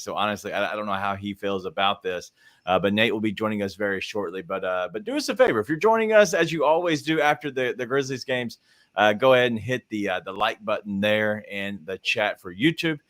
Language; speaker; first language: English; native; English